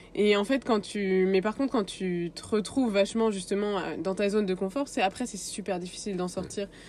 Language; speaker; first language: French; native; French